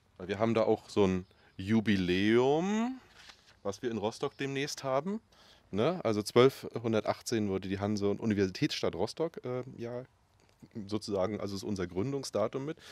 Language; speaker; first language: German; native; German